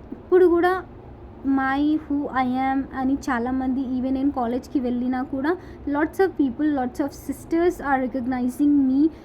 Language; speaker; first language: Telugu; non-native, local second language; Urdu